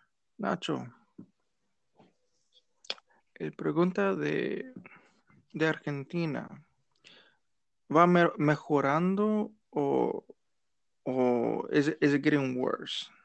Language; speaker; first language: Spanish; non-native, learner; English